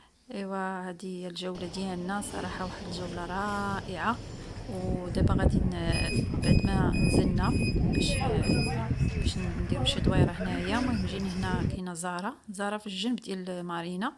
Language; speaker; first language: Arabic; native; Arabic